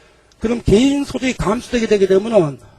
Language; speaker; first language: Korean; native; Korean